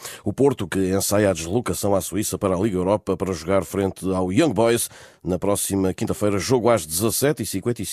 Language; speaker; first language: Portuguese; native; Portuguese